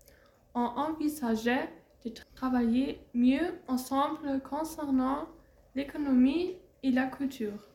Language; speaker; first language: French; non-native, learner; German